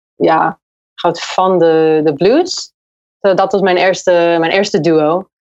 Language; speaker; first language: Dutch; non-native, learner; English